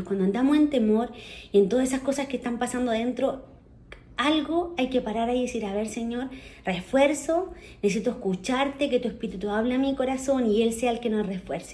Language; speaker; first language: Spanish; native; Spanish